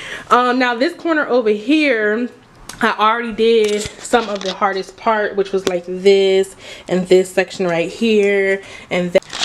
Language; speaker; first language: English; native; English